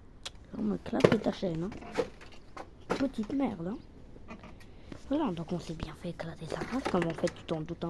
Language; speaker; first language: French; native; French